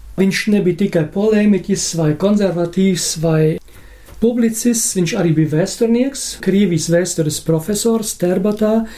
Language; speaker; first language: Latvian; non-native, fluent; German